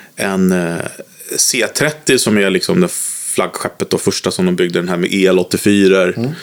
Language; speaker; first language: Swedish; native; Swedish